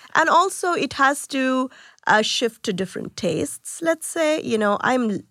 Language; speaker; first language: English; non-native, local second language; Tamil